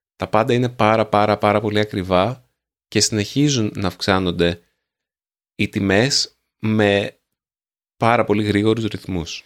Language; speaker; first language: Greek; native; Greek